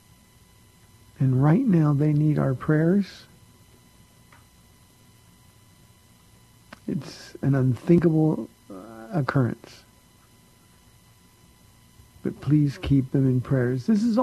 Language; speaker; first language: English; native; English